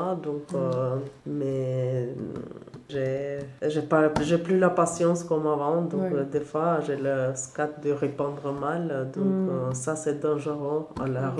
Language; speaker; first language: French; non-native, learner; Albanian